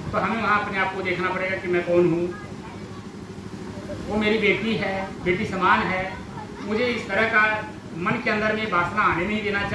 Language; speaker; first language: Hindi; native; Hindi